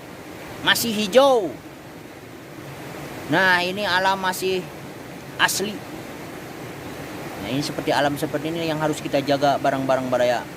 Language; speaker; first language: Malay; non-native, local second language; Sundanese